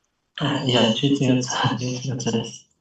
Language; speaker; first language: Japanese; non-native, learner; Indonesian